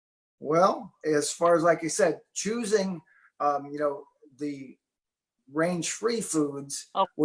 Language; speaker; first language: English; native; English